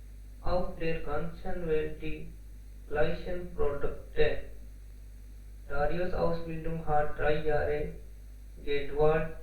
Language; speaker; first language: German; non-native, learner; Hindi